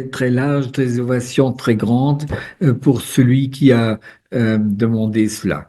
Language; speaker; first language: French; non-native, fluent; German